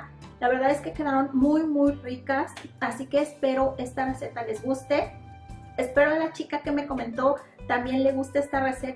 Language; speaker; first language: Spanish; native; Spanish